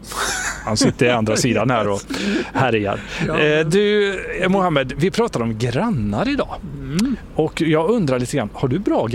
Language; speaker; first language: Swedish; native; Swedish